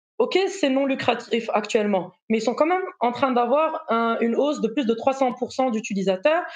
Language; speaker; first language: French; non-native, local second language; Arabic